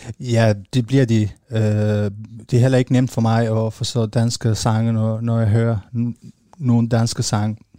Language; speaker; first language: Danish; non-native, fluent; Arabic